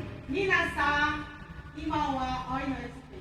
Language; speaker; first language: Japanese; non-native, learner; Indonesian